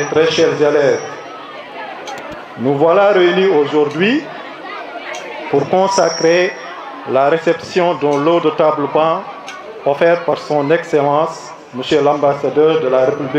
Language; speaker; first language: French; non-native, local second language; Serer